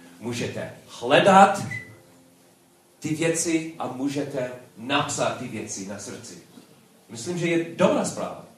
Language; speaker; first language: Czech; non-native, learner; English